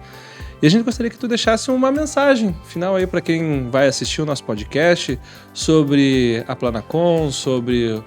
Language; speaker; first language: Portuguese; native; Portuguese